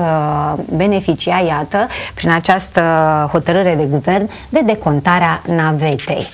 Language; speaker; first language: Romanian; native; Romanian